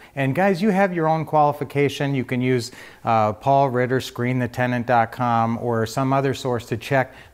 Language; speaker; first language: English; native; English